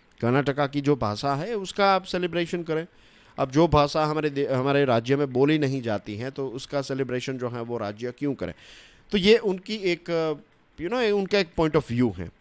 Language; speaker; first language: Hindi; non-native, local second language; Gujarati